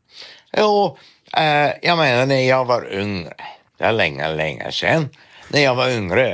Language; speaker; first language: Swedish; non-native, fluent; Dutch